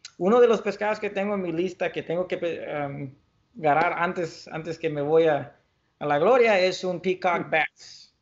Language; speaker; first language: Spanish; early bilingual, heritage; Spanish